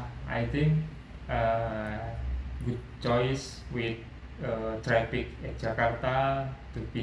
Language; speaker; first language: English; non-native, learner; Indonesian